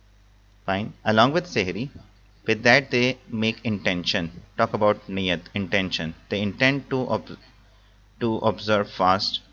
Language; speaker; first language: English; non-native, local second language; Urdu